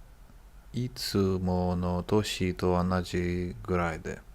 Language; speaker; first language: Japanese; non-native, learner; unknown